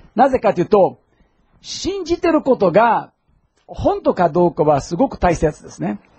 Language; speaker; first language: Japanese; non-native, fluent; English